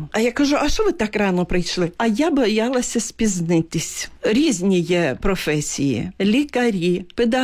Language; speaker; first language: Ukrainian; non-native, local second language; Russian